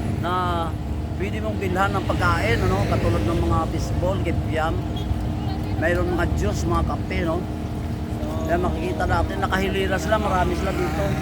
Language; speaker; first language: Filipino; non-native, local second language; Hiligaynon